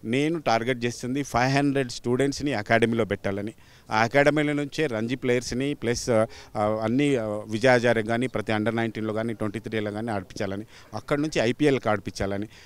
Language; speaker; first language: Telugu; native; Telugu